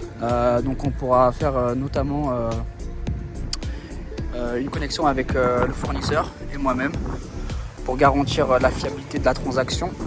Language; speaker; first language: French; native; French